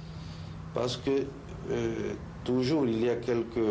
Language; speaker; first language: French; non-native, fluent; Spanish